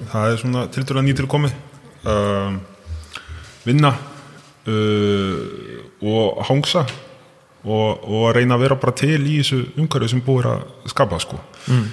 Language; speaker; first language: Icelandic; early bilingual, other home language; Russian